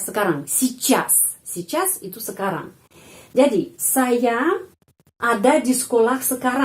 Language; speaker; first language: Indonesian; non-native, fluent; Russian